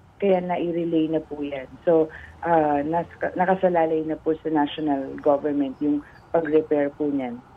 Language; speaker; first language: Filipino; native; Filipino